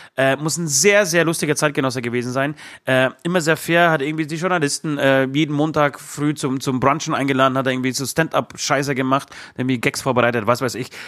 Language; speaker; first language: German; native; German